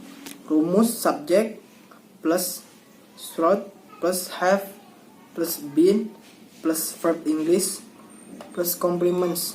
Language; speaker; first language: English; non-native, learner; Indonesian